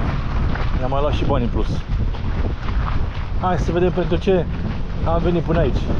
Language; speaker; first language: Romanian; native; Romanian